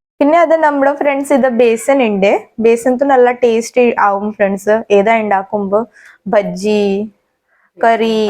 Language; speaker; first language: Malayalam; non-native, fluent; Hindi